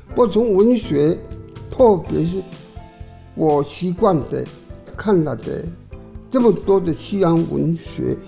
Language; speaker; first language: Chinese; non-native, local second language; Min Nan Chinese